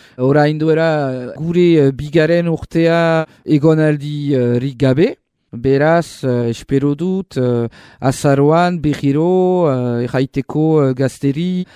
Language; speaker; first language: Basque; non-native, local second language; French